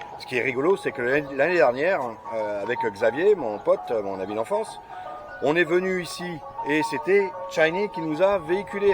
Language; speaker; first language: French; native; French